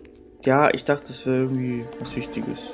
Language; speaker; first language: German; native; German